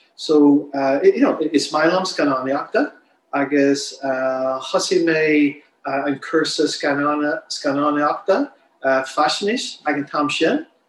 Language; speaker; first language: Irish; non-native, local second language; English